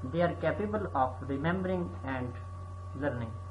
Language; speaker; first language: English; non-native, local second language; Urdu